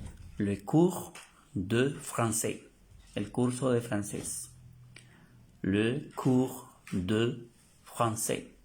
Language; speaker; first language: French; non-native, fluent; Spanish